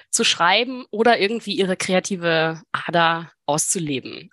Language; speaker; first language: German; native; German